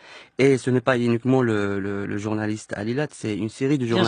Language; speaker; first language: French; non-native, local second language; Arabic